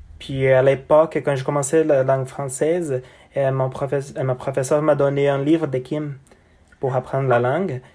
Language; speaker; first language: French; non-native, fluent; Portuguese